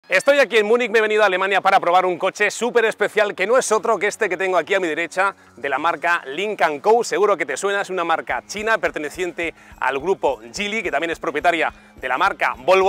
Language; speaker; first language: Spanish; native; Spanish